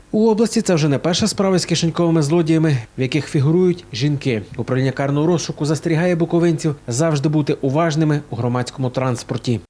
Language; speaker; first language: Ukrainian; native; Ukrainian